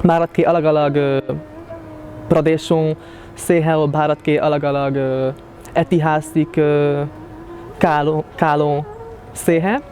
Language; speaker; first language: Hindi; non-native, fluent; Hungarian